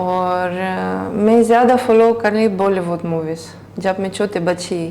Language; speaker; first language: Hindi; non-native, learner; Greek